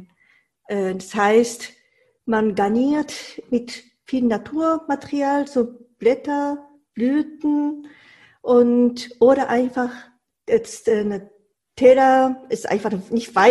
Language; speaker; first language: German; non-native, fluent; Japanese